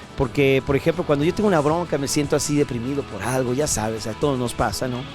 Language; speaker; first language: Spanish; native; Spanish